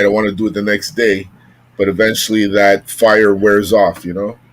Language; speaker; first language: English; native; English